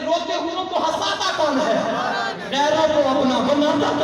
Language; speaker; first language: Urdu; native; Urdu